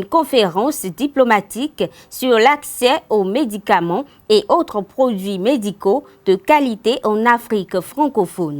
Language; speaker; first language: French; native; French